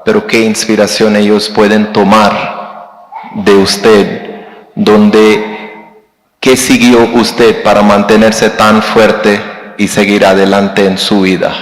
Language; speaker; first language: Spanish; non-native, fluent; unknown